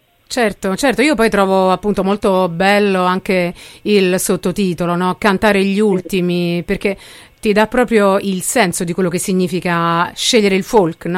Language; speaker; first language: Italian; native; Italian